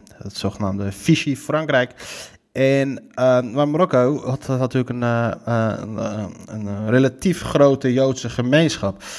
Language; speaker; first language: Dutch; early bilingual, other home language; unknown